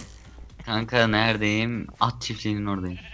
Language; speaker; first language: Turkish; native; Turkish